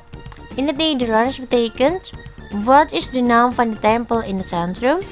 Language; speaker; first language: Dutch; non-native, fluent; Indonesian